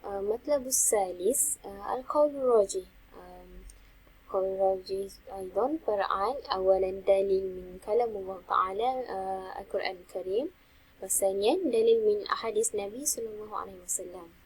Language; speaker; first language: Arabic; non-native, learner; Malay